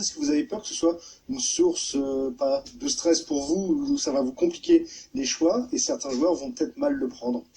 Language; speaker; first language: French; native; French